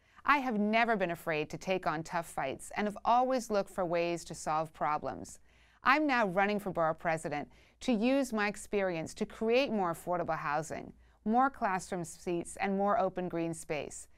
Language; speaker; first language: English; native; English